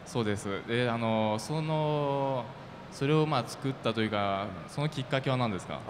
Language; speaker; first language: Japanese; non-native, fluent; French